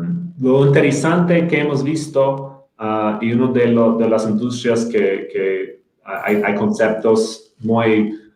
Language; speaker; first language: Spanish; non-native, fluent; English